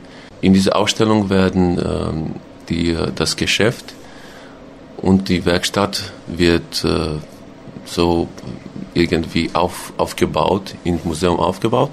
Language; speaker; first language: German; non-native, local second language; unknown